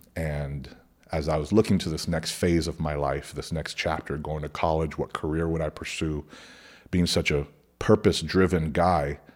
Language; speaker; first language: English; early bilingual, other home language; Spanish